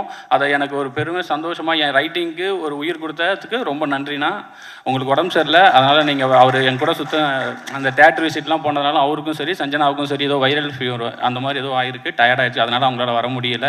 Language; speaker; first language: Tamil; native; Tamil